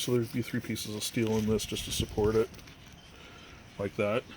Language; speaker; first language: English; native; English